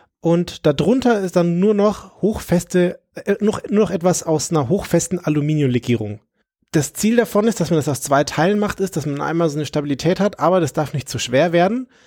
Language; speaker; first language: German; native; German